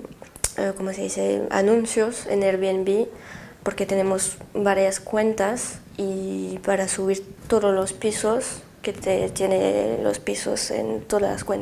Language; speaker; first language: Spanish; non-native, learner; French